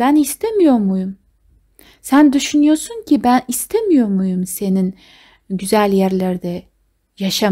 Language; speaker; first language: Turkish; non-native, fluent; Kazakh